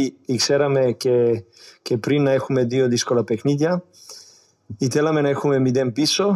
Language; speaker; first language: Greek; non-native, learner; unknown